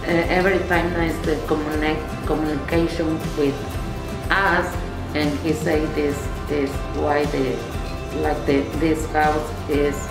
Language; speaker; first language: English; non-native, learner; Spanish